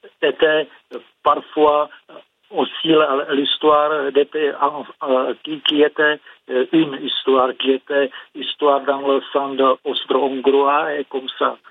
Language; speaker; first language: French; non-native, fluent; Czech